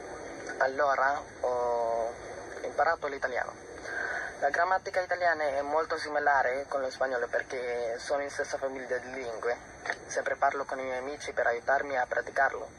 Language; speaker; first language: Italian; non-native, learner; Filipino